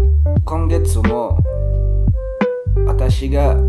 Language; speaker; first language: Japanese; non-native, learner; Indonesian